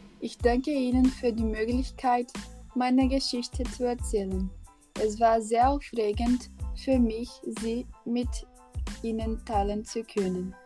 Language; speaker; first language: German; non-native, learner; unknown